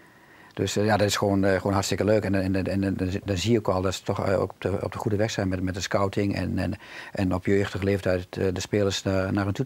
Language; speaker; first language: Dutch; native; Dutch